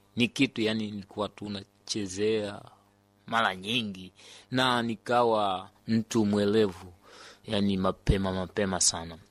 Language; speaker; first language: Swahili; non-native, local second language; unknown